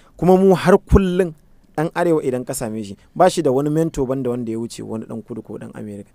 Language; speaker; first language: Hausa; non-native, local second language; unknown